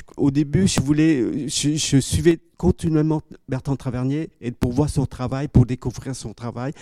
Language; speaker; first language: French; early bilingual, other home language; Khmer